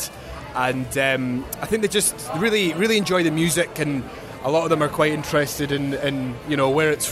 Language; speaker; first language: English; native; English